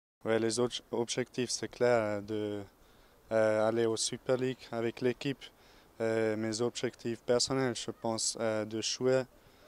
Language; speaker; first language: French; non-native, local second language; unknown